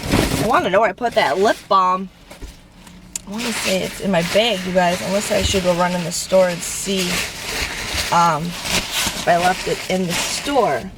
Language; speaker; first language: English; native; English